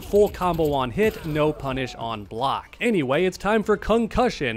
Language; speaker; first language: English; native; English